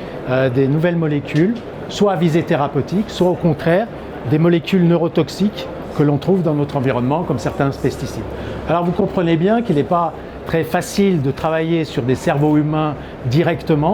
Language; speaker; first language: French; native; French